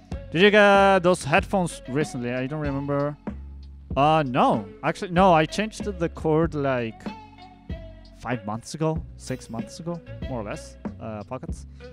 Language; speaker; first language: English; non-native, fluent; Spanish